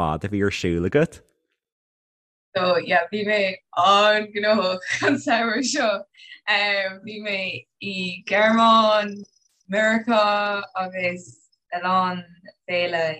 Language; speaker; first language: Irish; non-native, local second language; English